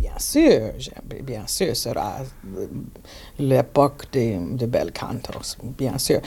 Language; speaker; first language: French; non-native, learner; Italian